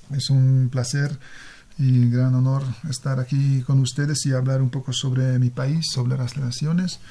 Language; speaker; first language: Spanish; non-native, fluent; Hungarian